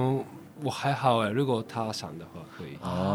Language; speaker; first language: Chinese; non-native, fluent; Japanese